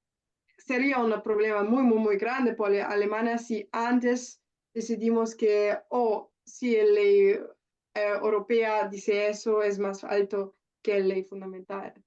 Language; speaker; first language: Spanish; non-native, learner; German